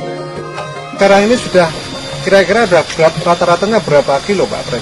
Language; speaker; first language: Indonesian; native; Indonesian